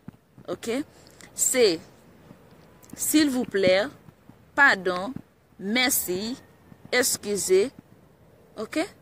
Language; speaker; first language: French; non-native, learner; Haitian Creole